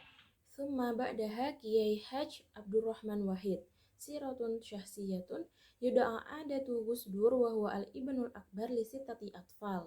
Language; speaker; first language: Arabic; non-native, learner; Indonesian